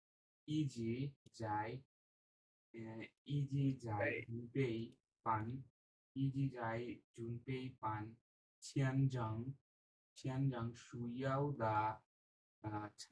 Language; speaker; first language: Chinese; non-native, learner; Bangla